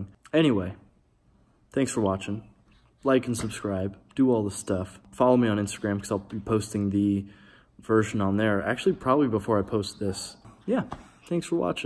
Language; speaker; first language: English; native; English